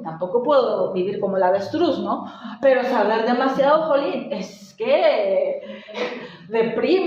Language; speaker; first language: Spanish; native; Spanish